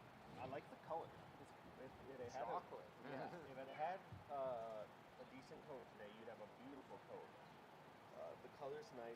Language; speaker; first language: English; native; English